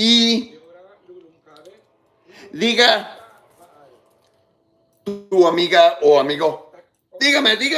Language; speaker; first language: Spanish; non-native, learner; English